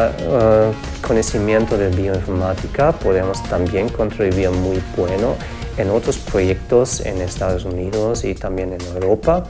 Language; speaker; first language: Spanish; non-native, fluent; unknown